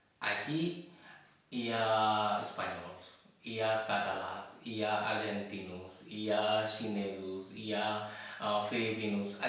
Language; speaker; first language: Catalan; non-native, fluent; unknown